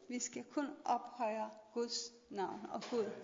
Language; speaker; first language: Danish; non-native, learner; Persian